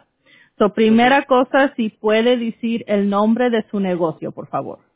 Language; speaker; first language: Spanish; early bilingual, heritage; Spanish